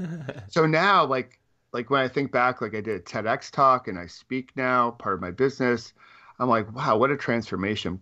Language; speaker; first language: English; native; English